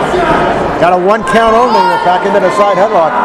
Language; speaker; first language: English; native; English